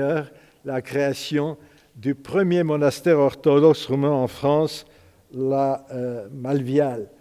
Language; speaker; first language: French; non-native, fluent; Romanian